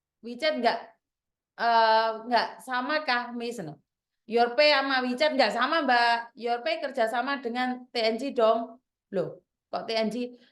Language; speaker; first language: Indonesian; non-native, local second language; Javanese